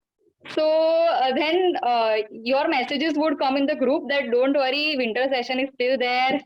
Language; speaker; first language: English; non-native, local second language; Gujarati